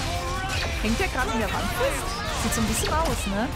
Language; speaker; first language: German; native; German